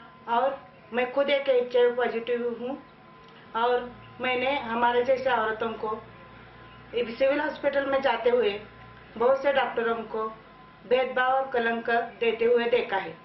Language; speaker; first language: Hindi; non-native, local second language; Marathi